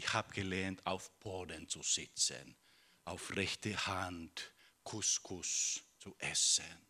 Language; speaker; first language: German; non-native, fluent; Finnish